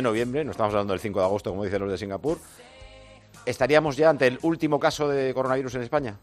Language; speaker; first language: Spanish; native; Spanish